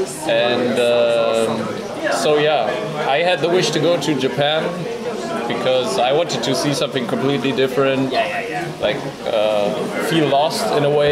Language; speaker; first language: English; non-native, fluent; German